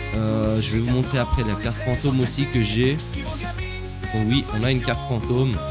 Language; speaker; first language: French; native; French